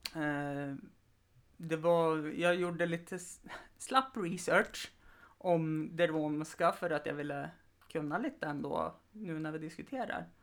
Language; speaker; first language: Swedish; native; Swedish